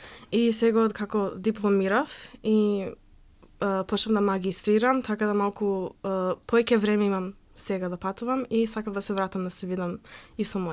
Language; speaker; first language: Macedonian; early bilingual, heritage; Macedonian